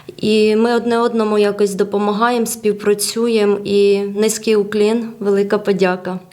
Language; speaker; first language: Ukrainian; non-native, fluent; Georgian